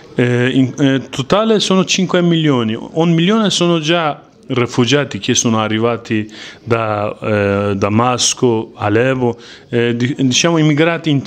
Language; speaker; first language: Italian; non-native, learner; Kurdish